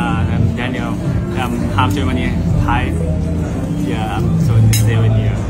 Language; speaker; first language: English; non-native, learner; Thai